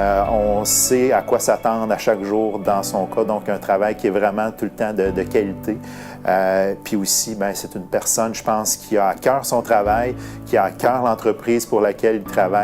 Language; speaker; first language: French; native; French